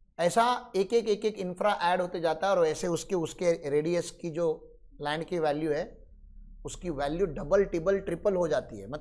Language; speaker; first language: Hindi; non-native, local second language; Marathi